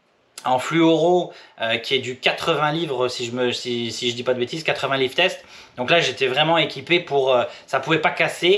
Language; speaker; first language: French; native; French